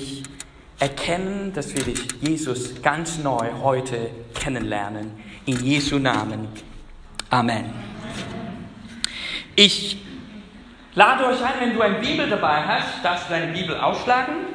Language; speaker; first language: German; non-native, fluent; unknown